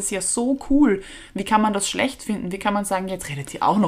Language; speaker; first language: German; native; German